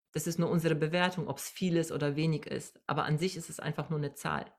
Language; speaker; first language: German; non-native, fluent; Polish